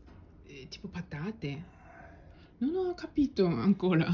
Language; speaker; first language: Italian; non-native, learner; Japanese